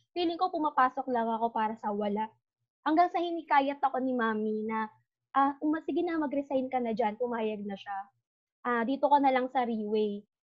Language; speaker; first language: Filipino; native; Filipino